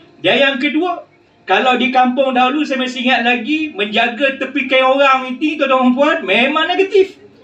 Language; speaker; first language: Malay; native; Malay